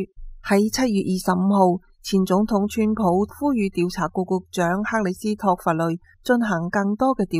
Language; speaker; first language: Chinese; non-native, local second language; Cantonese